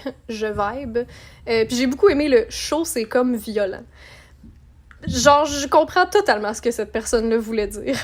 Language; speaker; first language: French; native; French